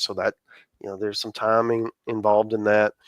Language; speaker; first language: English; native; English